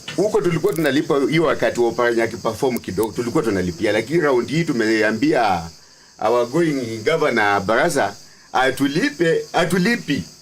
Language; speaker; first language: Swahili; non-native, local second language; Luyia